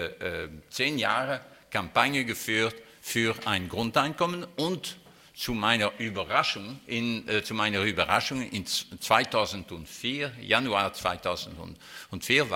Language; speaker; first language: German; non-native, fluent; French